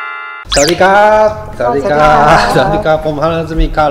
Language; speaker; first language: Thai; non-native, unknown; Japanese